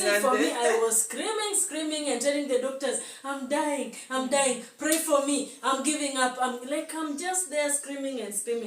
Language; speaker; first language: English; non-native, local second language; Swahili